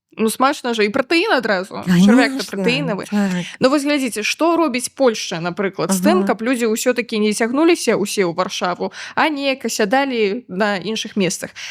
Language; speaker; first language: Belarusian; native; Belarusian